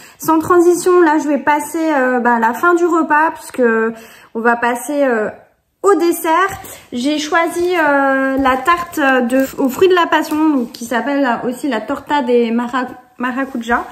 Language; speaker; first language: French; native; French